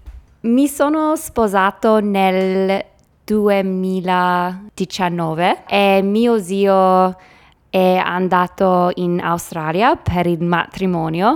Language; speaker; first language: Italian; non-native, learner; English